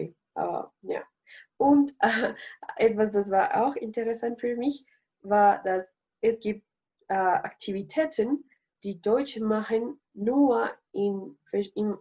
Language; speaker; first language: German; non-native, learner; Spanish